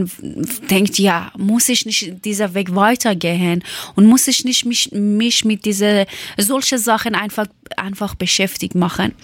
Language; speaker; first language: German; non-native, learner; Persian